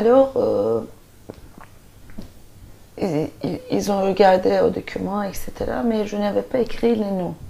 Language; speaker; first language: French; non-native, fluent; Turkish